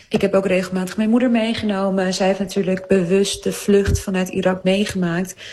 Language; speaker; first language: Dutch; early bilingual, other home language; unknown